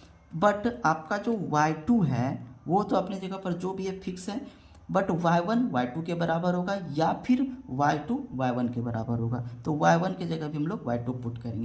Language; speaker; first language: Hindi; native; Hindi